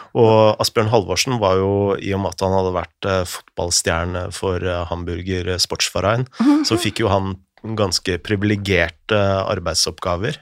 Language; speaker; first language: Norwegian; native; Norwegian